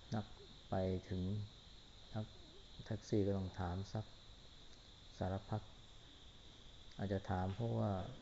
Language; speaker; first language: Thai; native; Thai